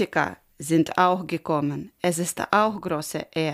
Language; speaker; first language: German; non-native, learner; Ukrainian